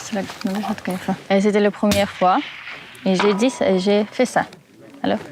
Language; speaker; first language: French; non-native, fluent; Armenian